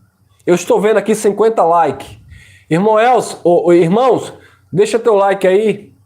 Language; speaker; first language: Portuguese; native; Portuguese